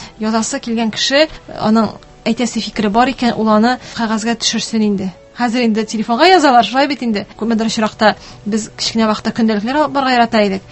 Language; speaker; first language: Tatar; native; Tatar